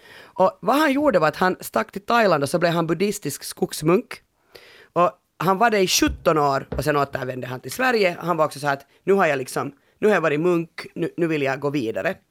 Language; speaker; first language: Swedish; native; Swedish